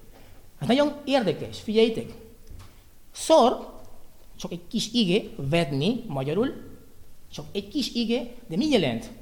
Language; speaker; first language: Hungarian; non-native, learner; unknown